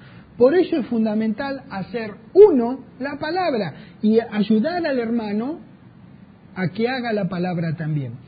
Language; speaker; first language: Spanish; native; Spanish